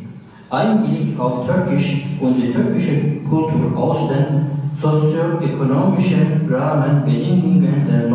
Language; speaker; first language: German; non-native, learner; Turkish